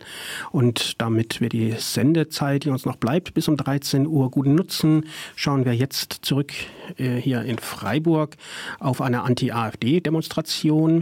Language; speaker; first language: German; native; German